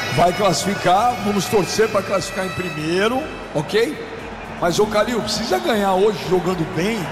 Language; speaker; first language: Portuguese; native; Portuguese